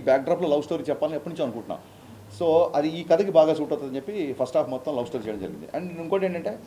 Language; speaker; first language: Telugu; native; Telugu